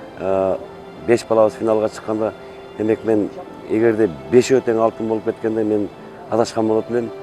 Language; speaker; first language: Kyrgyz; native; Kyrgyz